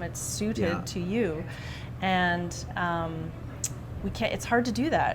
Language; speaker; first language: English; native; English